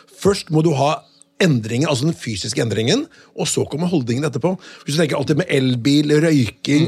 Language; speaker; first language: Norwegian; native; Norwegian